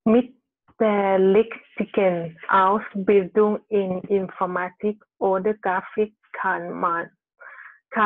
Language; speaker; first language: German; non-native, learner; Thai